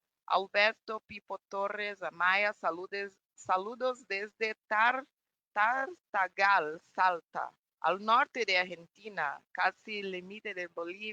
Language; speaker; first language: Spanish; non-native, fluent; Portuguese